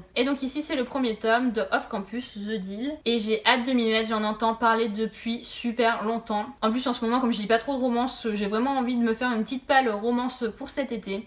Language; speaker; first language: French; native; French